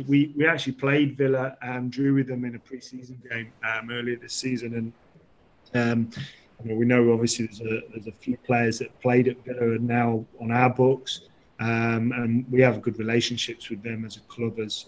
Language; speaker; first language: English; native; English